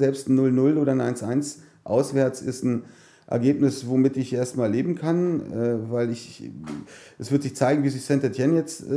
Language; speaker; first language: German; native; German